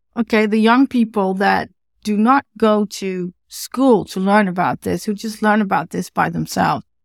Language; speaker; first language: English; non-native, fluent; Dutch